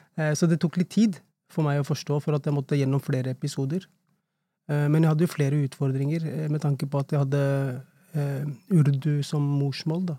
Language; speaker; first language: Norwegian; early bilingual, other home language; Urdu